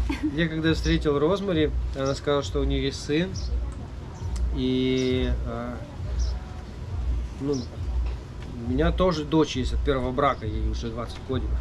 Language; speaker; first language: Russian; native; Russian